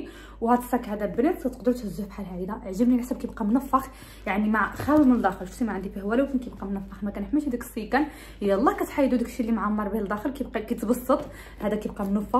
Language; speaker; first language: Arabic; early bilingual, heritage; Arabic